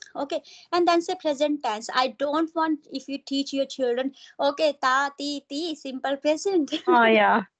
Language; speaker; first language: English; non-native, local second language; Hindi